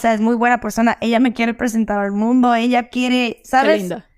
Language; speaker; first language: Spanish; early bilingual, heritage; Spanish